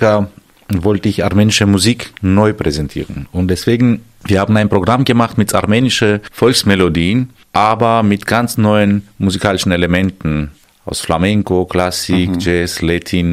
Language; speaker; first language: German; non-native, fluent; Armenian